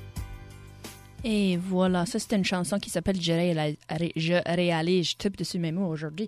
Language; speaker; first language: French; native; French